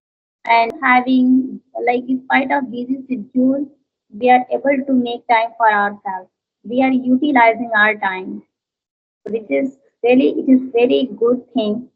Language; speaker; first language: English; non-native, learner; Hindi